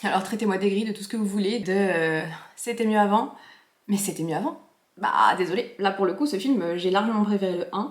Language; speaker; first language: French; native; French